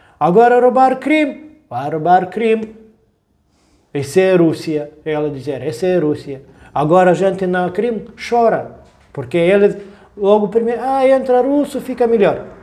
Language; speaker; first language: Portuguese; non-native, learner; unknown